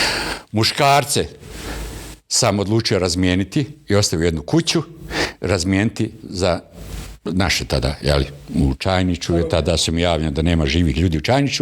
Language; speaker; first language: Bosnian; native; Bosnian